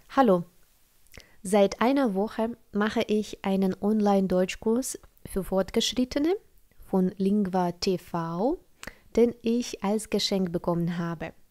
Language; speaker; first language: German; non-native, fluent; Russian